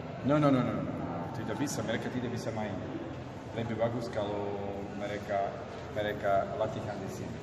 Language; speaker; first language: Indonesian; non-native, learner; Armenian